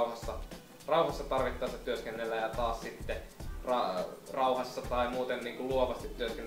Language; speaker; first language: Finnish; native; Finnish